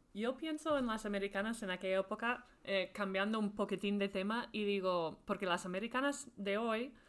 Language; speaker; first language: Spanish; non-native, fluent; English